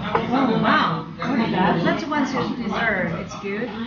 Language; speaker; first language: English; non-native, learner; Chinese